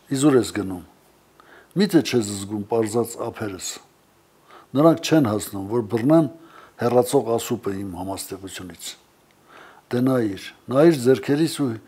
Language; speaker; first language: Armenian; native; Armenian